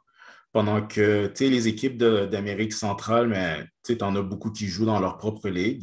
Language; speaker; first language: French; native; French